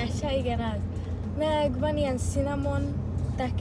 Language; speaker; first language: Hungarian; early bilingual, heritage; Hungarian